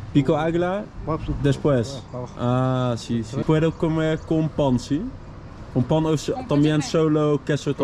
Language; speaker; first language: Spanish; non-native, learner; Dutch